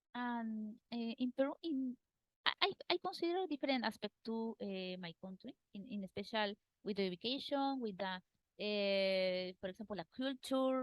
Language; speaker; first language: English; non-native, learner; Spanish